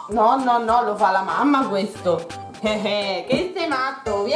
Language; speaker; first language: Italian; native; Italian